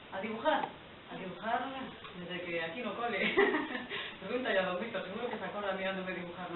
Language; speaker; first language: Spanish; non-native, local second language; Galician